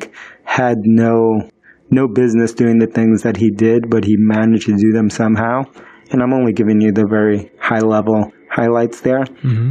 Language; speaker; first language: English; early bilingual, other home language; Spanish